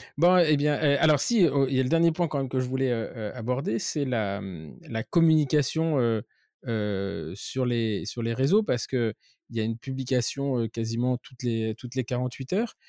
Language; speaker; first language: French; native; French